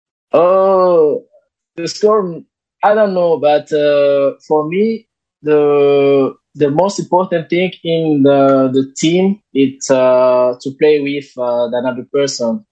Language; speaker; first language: English; non-native, learner; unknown